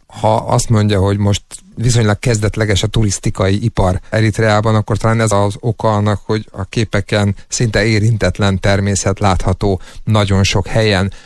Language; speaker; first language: Hungarian; native; Hungarian